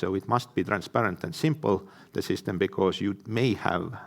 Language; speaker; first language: English; non-native, fluent; Estonian